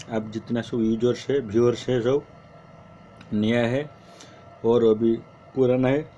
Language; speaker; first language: Hindi; non-native, local second language; Odia